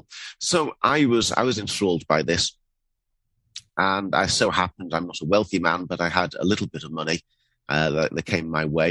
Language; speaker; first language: English; native; English